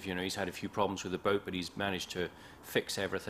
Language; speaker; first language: English; native; English